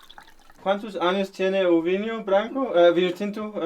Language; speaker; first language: Portuguese; non-native, learner; Danish